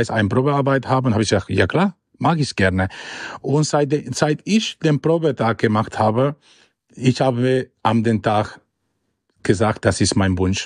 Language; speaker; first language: German; non-native, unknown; Spanish